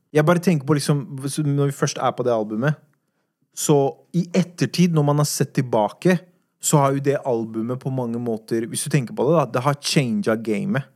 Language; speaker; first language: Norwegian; native; Norwegian